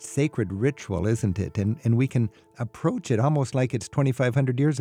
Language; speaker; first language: English; native; English